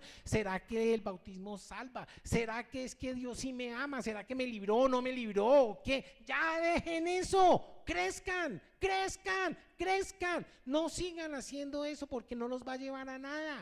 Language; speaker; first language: Spanish; native; Spanish